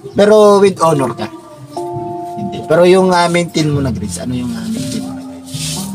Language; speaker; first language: Filipino; native; Filipino